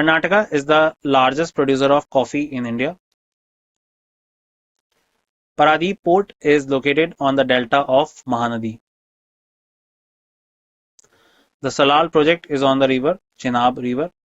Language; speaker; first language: English; non-native, local second language; Hindi